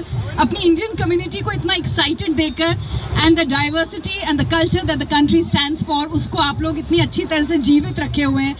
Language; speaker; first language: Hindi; native; Hindi